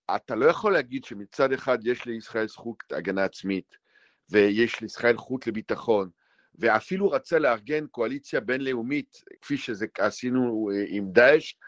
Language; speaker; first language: Hebrew; non-native, fluent; French